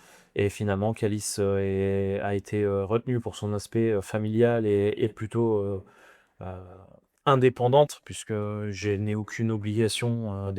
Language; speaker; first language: French; native; French